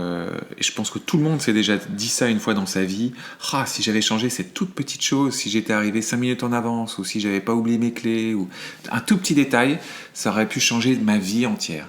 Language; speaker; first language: French; native; French